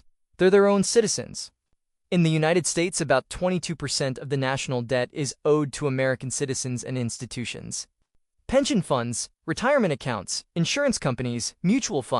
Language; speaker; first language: English; native; English